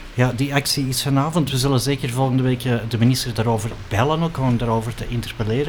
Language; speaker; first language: Dutch; native; Dutch